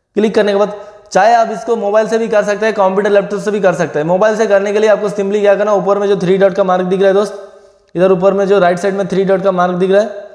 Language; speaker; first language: Hindi; non-native, local second language; Bangla